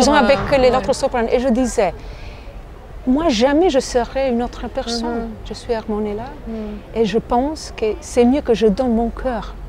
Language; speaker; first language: French; non-native, fluent; Albanian